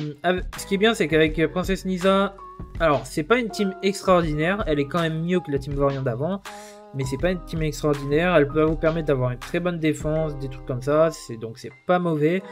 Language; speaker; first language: French; native; French